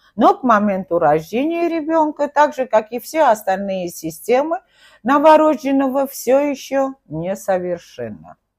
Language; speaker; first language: Russian; non-native, local second language; Armenian